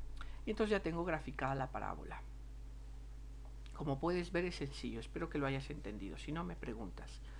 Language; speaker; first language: Spanish; native; Spanish